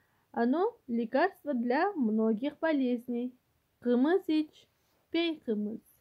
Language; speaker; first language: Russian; non-native, local second language; Kyrgyz